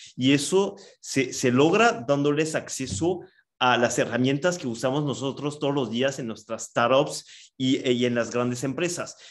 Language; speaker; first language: Spanish; non-native, fluent; French